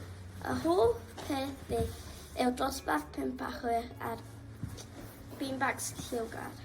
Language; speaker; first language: Welsh; non-native, local second language; English